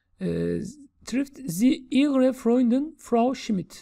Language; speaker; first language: German; non-native, fluent; Turkish